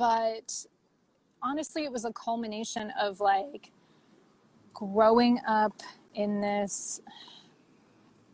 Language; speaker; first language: English; native; English